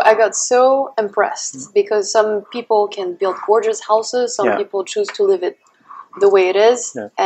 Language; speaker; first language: English; non-native, fluent; French